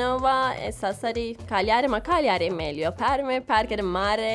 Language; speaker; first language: Italian; non-native, learner; Turkish